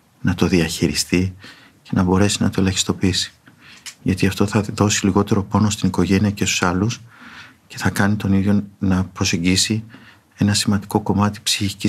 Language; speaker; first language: Greek; native; Greek